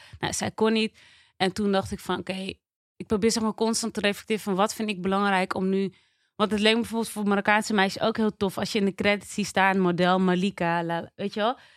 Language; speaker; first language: Dutch; native; Dutch